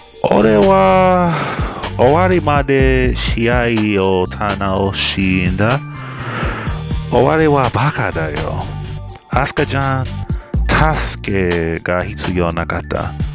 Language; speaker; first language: Japanese; non-native, learner; English